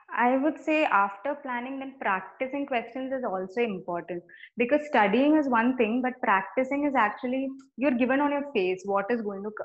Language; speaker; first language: English; non-native, local second language; Malayalam